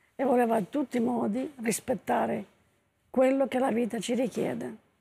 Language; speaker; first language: Italian; native; Italian